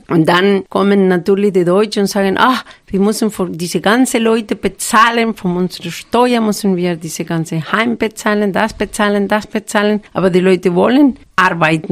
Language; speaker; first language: German; non-native, learner; Spanish